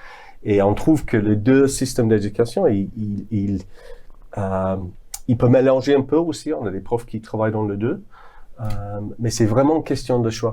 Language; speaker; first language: French; non-native, fluent; English